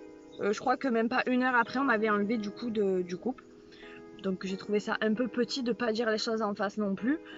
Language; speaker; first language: French; native; French